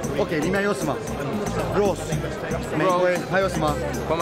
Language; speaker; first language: Chinese; non-native, fluent; Turkish